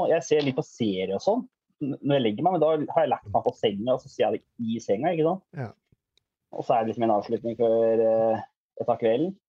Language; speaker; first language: Norwegian; native; Norwegian